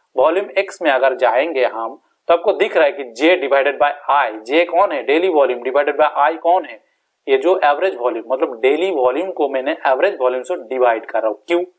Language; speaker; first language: Hindi; non-native, local second language; Bangla